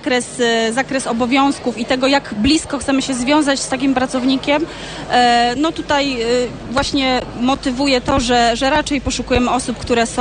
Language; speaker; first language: Polish; native; Polish